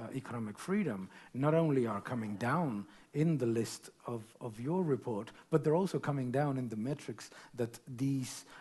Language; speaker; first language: English; non-native, fluent; Spanish